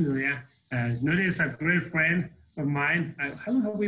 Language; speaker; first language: English; non-native, fluent; Spanish